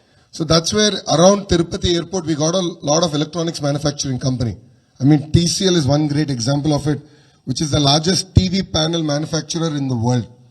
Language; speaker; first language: English; non-native, local second language; Telugu